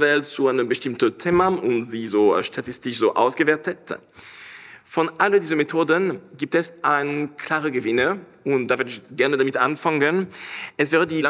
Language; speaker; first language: German; non-native, fluent; French